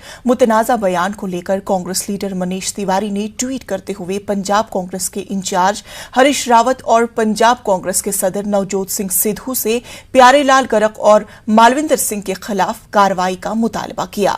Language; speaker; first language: Hindi; native; Hindi